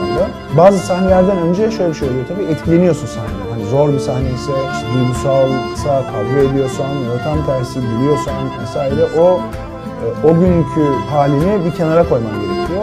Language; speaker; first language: Turkish; native; Turkish